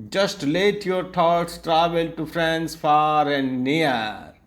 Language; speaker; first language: English; non-native, local second language; Gujarati